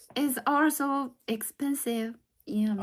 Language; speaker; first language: English; non-native, learner; Chinese